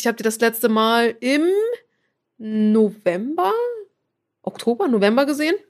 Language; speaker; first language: German; native; German